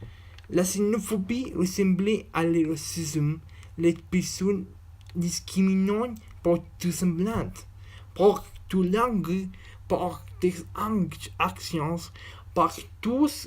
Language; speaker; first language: French; non-native, learner; Spanish